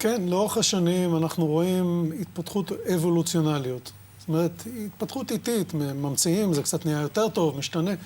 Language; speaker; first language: Hebrew; native; Hebrew